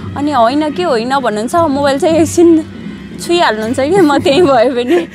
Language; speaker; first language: Nepali; native; Nepali